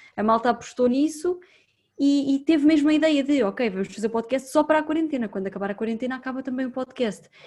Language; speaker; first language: Portuguese; native; Portuguese